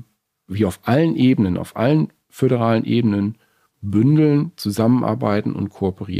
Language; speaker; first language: German; native; German